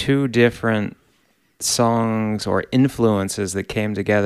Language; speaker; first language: English; native; English